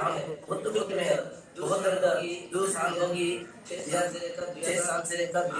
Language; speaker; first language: Hindi; non-native, learner; Rohingya